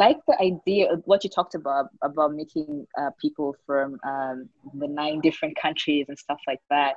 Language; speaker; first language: English; non-native, local second language; Ganda